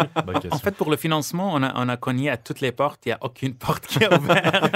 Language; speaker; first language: French; non-native, local second language; Arabic